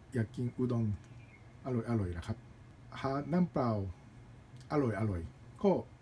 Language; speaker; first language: Thai; non-native, learner; Japanese